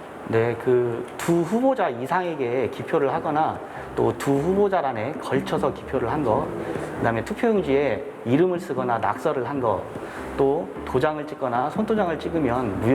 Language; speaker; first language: Korean; native; Korean